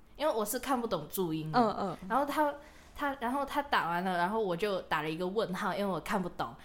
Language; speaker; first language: Chinese; non-native, local second language; Cantonese